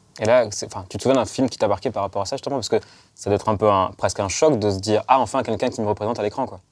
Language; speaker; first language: French; native; French